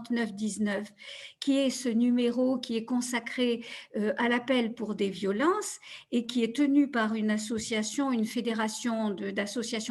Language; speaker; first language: French; native; French